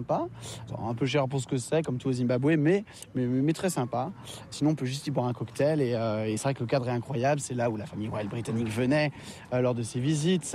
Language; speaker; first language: French; native; French